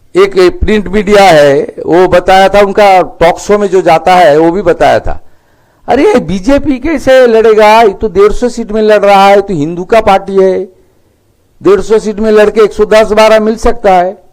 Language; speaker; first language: Hindi; non-native, local second language; Bangla